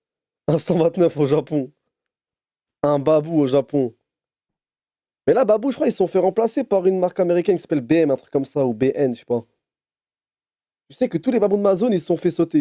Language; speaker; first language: French; native; French